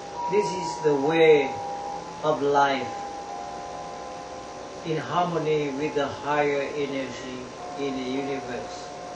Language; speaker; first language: English; non-native, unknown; Vietnamese